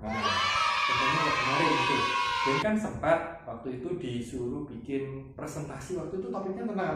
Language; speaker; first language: Indonesian; native; Indonesian